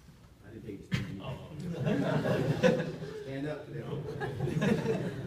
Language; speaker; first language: English; native; English